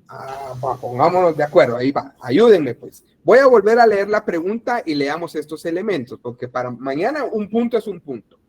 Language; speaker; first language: Spanish; native; Spanish